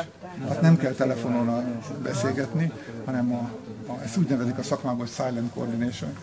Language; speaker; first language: Hungarian; native; Hungarian